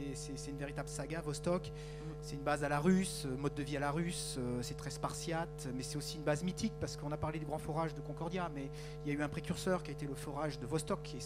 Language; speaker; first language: French; native; French